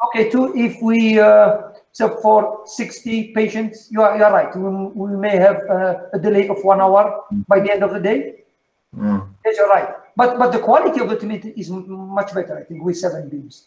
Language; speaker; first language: English; non-native, fluent; Arabic